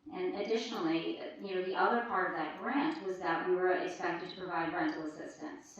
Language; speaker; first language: English; early bilingual, other home language; French